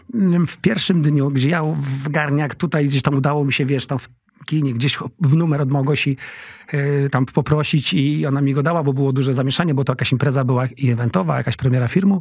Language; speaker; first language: Polish; native; Polish